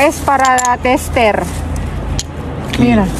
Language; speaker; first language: Spanish; non-native, learner; Filipino